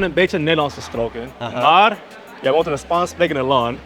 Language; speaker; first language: Dutch; non-native, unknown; English